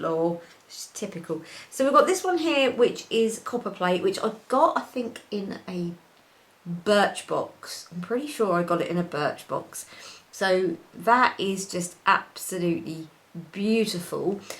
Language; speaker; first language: English; native; English